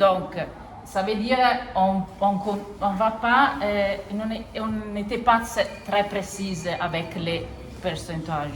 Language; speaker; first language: French; non-native, fluent; Italian